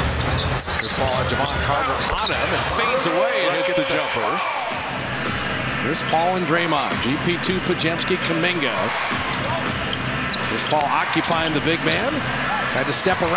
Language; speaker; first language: English; native; English